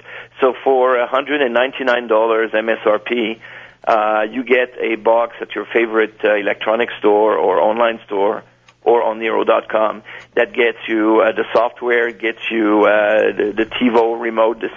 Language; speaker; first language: English; non-native, fluent; French